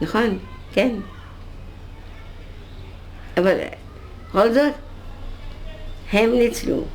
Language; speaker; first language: Hebrew; non-native, fluent; Dutch